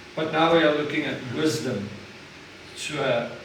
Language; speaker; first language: English; non-native, local second language; Afrikaans